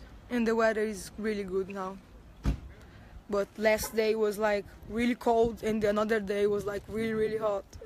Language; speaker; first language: English; non-native, learner; Portuguese